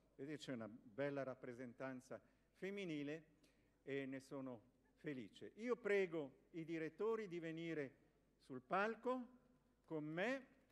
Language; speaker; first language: Italian; native; Italian